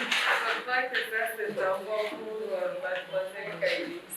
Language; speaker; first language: French; non-native, local second language; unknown